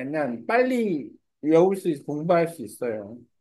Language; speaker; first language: Korean; non-native, learner; Vietnamese